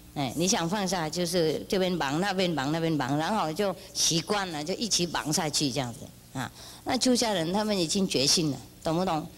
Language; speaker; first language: Chinese; non-native, fluent; Vietnamese